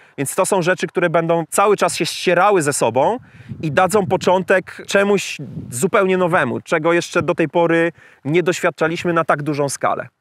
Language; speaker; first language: Polish; native; Polish